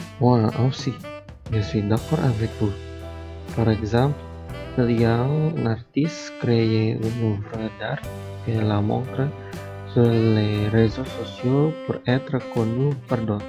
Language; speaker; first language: French; non-native, learner; Indonesian